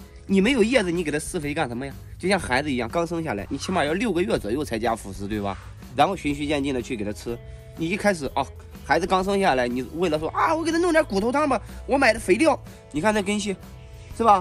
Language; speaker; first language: Chinese; native; Chinese